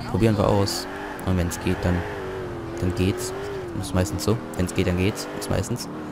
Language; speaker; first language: German; native; German